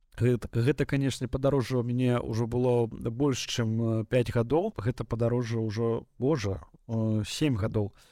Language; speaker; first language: Belarusian; native; Belarusian